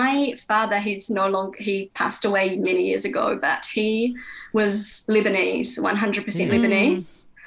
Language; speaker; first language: English; native; English